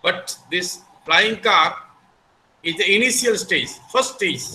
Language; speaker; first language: English; non-native, local second language; Gujarati